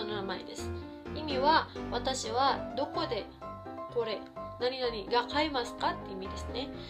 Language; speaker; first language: Japanese; non-native, fluent; Filipino